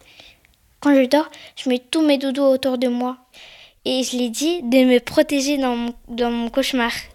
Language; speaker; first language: French; early bilingual, other home language; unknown